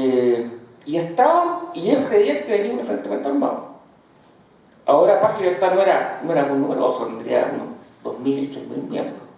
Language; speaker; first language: Spanish; native; Spanish